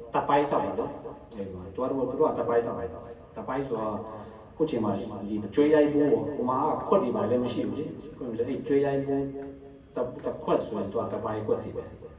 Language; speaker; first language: Burmese; non-native, local second language; Hakha Chin